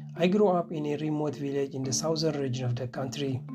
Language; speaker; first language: English; non-native, fluent; Tigrinya